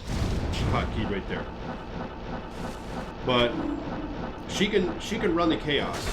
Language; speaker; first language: English; native; English